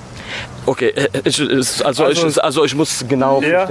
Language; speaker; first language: German; non-native, learner; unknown